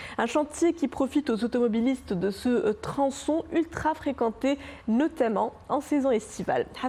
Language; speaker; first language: French; non-native, local second language; Arabic